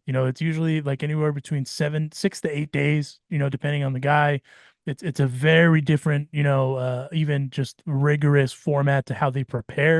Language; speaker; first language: English; native; English